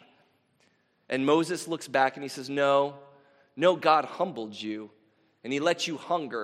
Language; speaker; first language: English; native; English